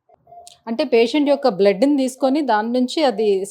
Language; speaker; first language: Telugu; native; Telugu